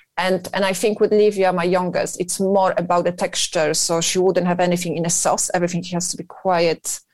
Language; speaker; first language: English; non-native, fluent; Polish